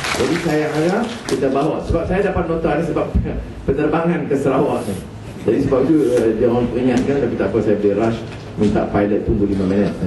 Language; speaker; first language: Malay; native; Malay